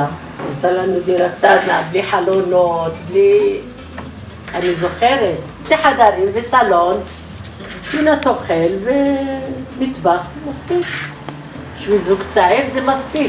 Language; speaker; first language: Hebrew; early bilingual, other home language; Arabic